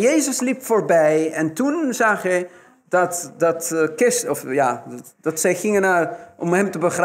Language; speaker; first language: Dutch; non-native, fluent; Spanish